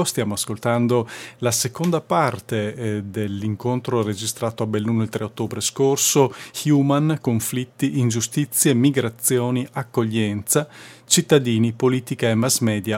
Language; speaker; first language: Italian; native; Italian